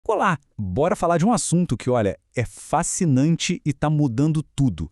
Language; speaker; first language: Portuguese; native; Portuguese